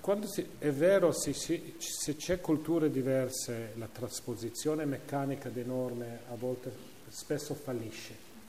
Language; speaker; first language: Italian; non-native, fluent; English